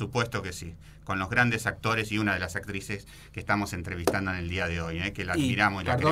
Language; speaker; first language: Spanish; native; Spanish